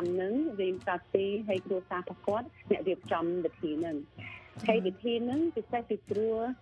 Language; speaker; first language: Khmer; early bilingual, heritage; Khmer